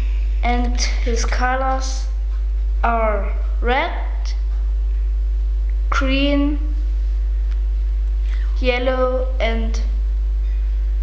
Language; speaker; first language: English; non-native, learner; German